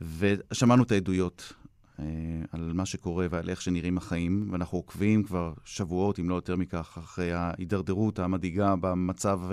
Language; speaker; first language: Hebrew; native; Hebrew